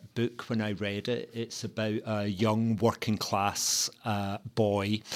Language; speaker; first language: English; native; English